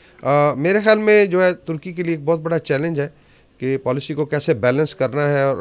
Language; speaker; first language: Urdu; native; Urdu